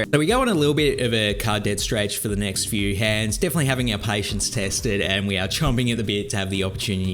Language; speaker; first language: English; native; English